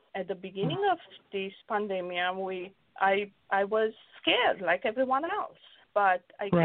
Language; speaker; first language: English; non-native, fluent; Romanian